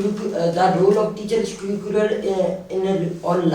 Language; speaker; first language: English; non-native, learner; Hindi